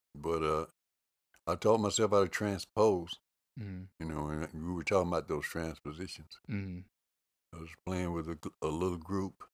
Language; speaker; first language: English; native; English